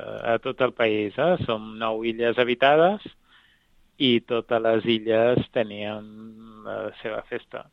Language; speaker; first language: Catalan; non-native, fluent; Kabuverdianu